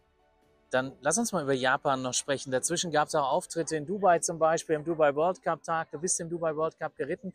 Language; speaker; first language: German; native; German